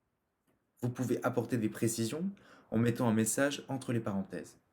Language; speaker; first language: French; native; French